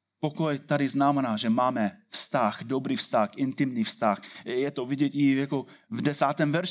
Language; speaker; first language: Czech; non-native, fluent; English